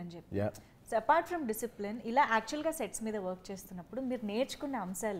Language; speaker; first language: Telugu; native; Telugu